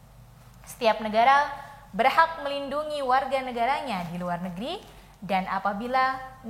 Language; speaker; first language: Indonesian; native; Indonesian